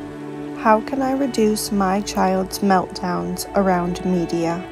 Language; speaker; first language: English; native; English